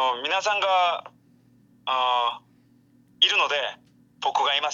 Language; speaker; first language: Japanese; non-native, learner; Korean